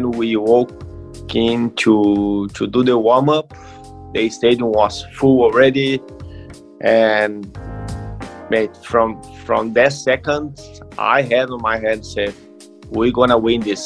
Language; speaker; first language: English; non-native, fluent; Portuguese